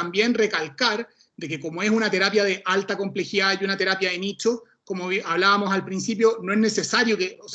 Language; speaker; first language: Spanish; native; Spanish